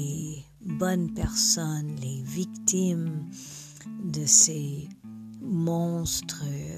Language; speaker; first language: French; non-native, fluent; English